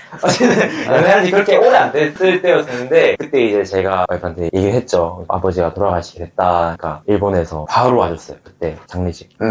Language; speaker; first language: Korean; native; Korean